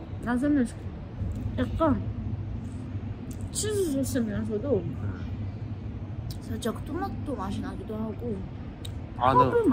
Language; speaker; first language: Korean; native; Korean